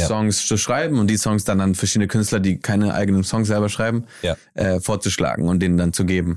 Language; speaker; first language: German; early bilingual, heritage; German